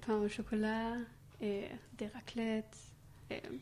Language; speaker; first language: French; non-native, fluent; German